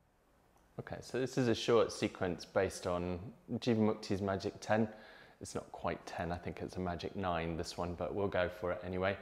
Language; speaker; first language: English; native; English